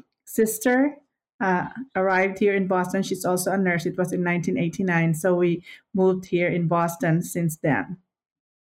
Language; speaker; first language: English; non-native, local second language; Filipino